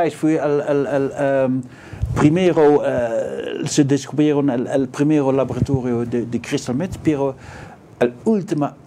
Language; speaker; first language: Spanish; non-native, learner; Dutch